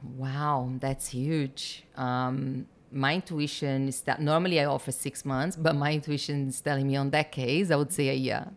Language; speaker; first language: English; non-native, fluent; Portuguese